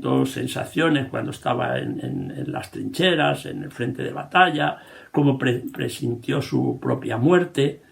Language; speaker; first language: Spanish; native; Spanish